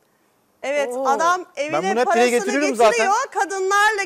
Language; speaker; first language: Turkish; native; Turkish